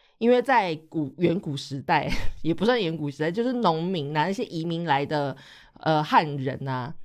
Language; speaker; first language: Chinese; native; Chinese